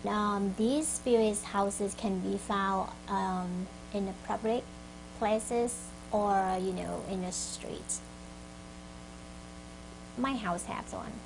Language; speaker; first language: English; non-native, fluent; Thai